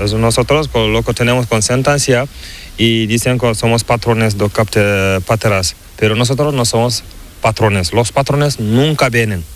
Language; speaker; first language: Spanish; non-native, learner; Fula